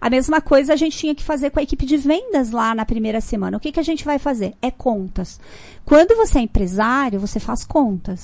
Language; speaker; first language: Portuguese; native; Portuguese